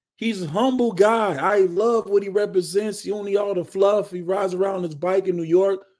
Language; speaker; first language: English; native; English